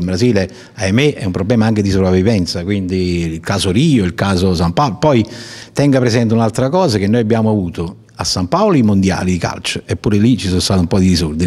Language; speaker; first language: Italian; native; Italian